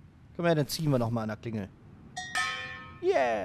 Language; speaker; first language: German; native; German